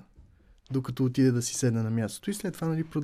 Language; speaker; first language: Bulgarian; native; Bulgarian